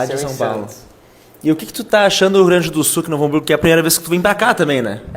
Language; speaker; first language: Portuguese; native; Portuguese